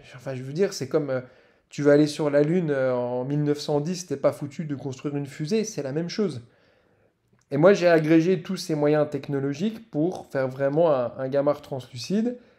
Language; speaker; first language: French; native; French